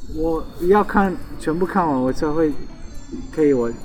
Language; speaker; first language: Chinese; non-native, fluent; Arabic